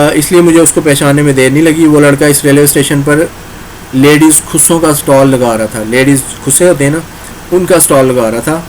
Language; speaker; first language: Urdu; non-native, local second language; Punjabi